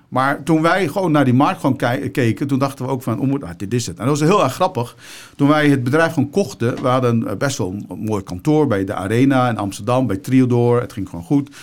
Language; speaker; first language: Dutch; early bilingual, other home language; Turkish